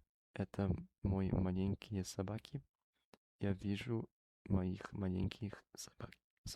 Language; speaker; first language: Russian; non-native, learner; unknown